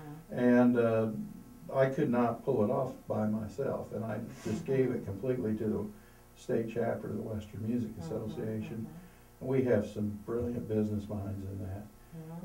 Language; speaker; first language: English; native; English